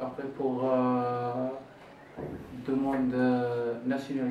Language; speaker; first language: French; non-native, learner; Arabic